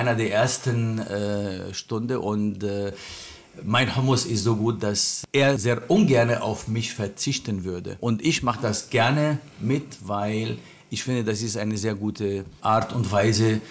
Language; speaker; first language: German; non-native, fluent; Arabic